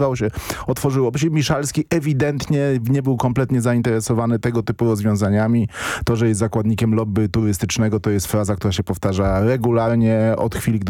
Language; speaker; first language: Polish; native; Polish